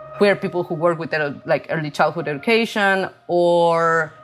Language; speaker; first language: English; non-native, fluent; Spanish